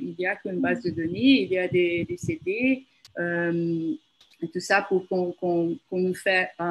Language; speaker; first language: French; non-native, fluent; Portuguese